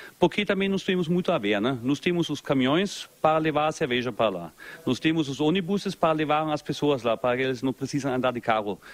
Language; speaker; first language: Portuguese; non-native, fluent; German